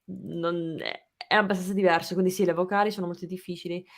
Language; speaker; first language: Italian; non-native, fluent; English